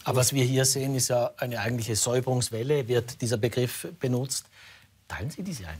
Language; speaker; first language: German; native; German